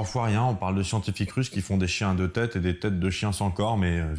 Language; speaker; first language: French; native; French